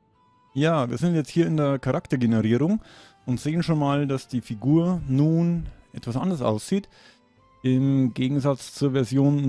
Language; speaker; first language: German; native; German